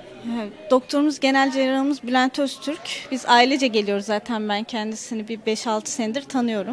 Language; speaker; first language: Turkish; native; Turkish